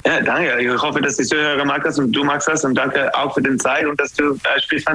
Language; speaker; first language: German; non-native, learner; English